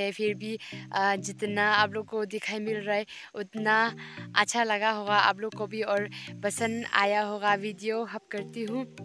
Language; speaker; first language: Hindi; non-native, local second language; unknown